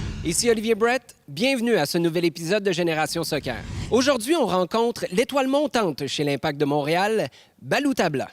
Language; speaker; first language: French; native; French